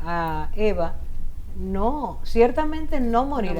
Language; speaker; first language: Spanish; native; Spanish